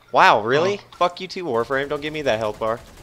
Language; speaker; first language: English; native; English